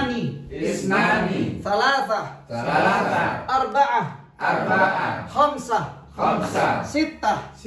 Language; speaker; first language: Arabic; non-native, fluent; Indonesian